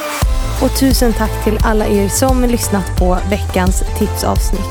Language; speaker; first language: Swedish; native; Swedish